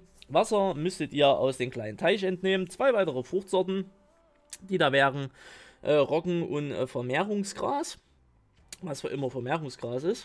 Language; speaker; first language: German; native; German